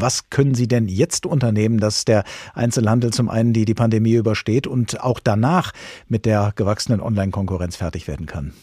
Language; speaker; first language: German; native; German